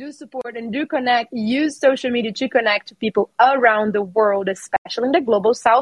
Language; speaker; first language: English; non-native, fluent; Portuguese